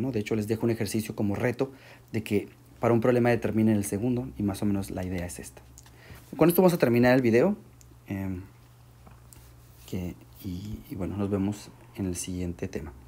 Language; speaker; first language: Spanish; native; Spanish